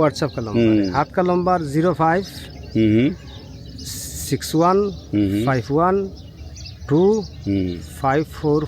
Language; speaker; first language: Hindi; non-native, learner; Bangla